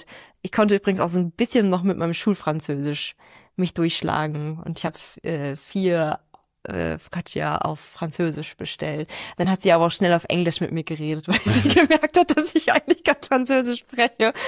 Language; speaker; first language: German; native; German